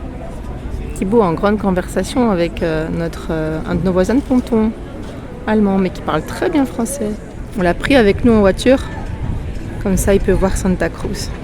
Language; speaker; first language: French; native; French